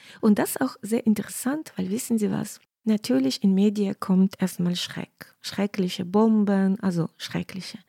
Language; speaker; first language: German; non-native, fluent; Ukrainian